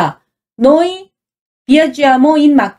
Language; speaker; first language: Italian; non-native, fluent; Korean